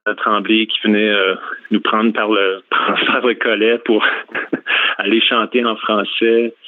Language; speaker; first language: French; native; French